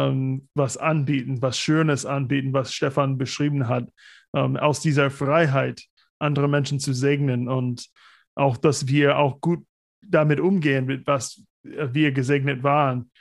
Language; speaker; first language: German; non-native, fluent; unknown